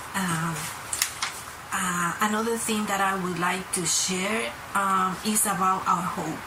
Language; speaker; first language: English; non-native, fluent; Spanish